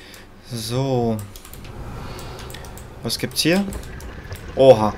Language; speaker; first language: German; native; German